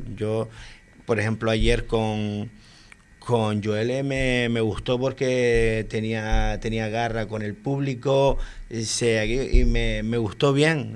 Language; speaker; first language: Spanish; native; Spanish